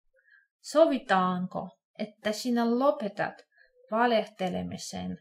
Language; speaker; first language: Finnish; non-native, fluent; Russian